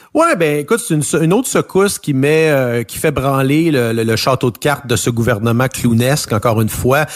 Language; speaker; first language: French; native; French